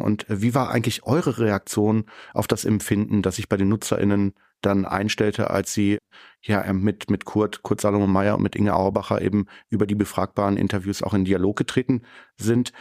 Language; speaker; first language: German; native; German